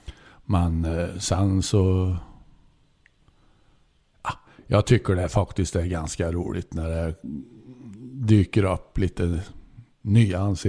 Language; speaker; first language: Swedish; native; Swedish